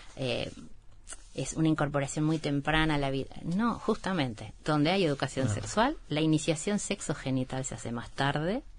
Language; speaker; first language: Spanish; native; Spanish